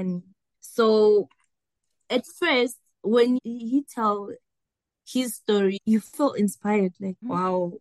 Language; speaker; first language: English; non-native, local second language; South Ndebele